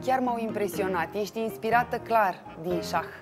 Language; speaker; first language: Romanian; native; Romanian